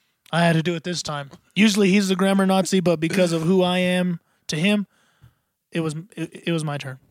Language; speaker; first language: English; native; English